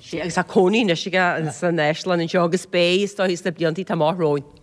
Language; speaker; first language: Irish; native; Irish